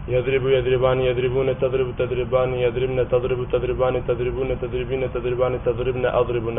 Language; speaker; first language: Arabic; non-native, learner; Urdu